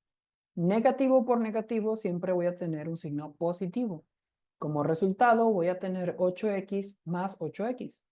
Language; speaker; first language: Spanish; native; Spanish